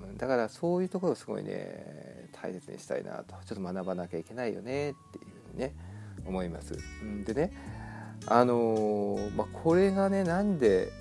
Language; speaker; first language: Japanese; native; Japanese